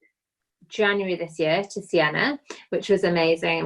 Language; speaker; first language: English; native; English